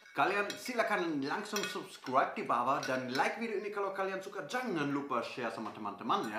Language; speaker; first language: Indonesian; non-native, fluent; German